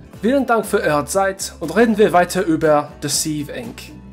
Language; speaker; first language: German; non-native, learner; English